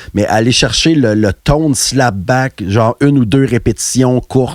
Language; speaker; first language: French; native; French